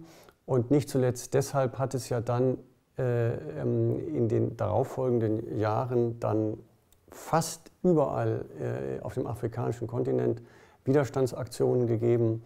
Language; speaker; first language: German; native; German